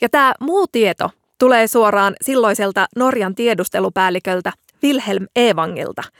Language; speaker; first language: Finnish; native; Finnish